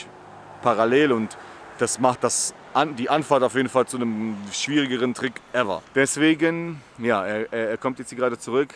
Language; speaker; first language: German; native; German